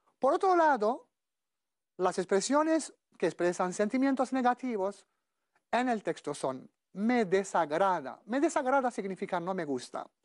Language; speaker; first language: Spanish; non-native, fluent; Arabic